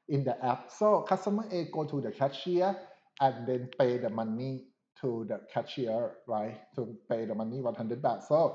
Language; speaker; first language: English; non-native, fluent; Thai